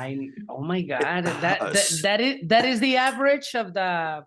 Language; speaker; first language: English; non-native, fluent; Spanish